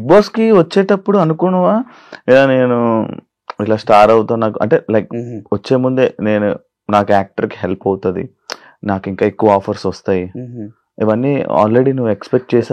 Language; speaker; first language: Telugu; native; Telugu